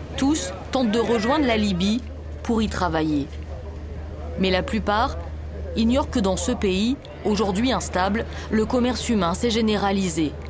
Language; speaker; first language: French; native; French